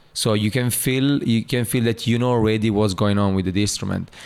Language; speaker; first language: English; non-native, fluent; Italian